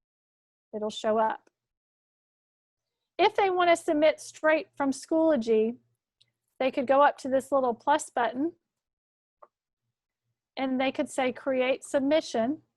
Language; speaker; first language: English; native; English